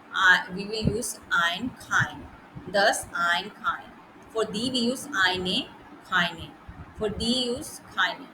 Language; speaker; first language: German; non-native, learner; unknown